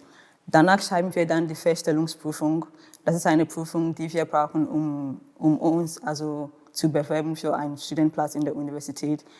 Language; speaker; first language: German; non-native, fluent; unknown